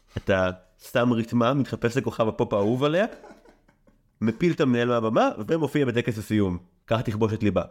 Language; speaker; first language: Hebrew; native; Hebrew